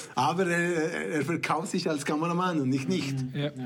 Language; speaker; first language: German; non-native, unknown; Spanish